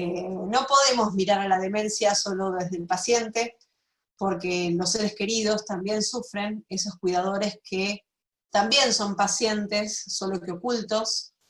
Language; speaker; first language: Spanish; native; Spanish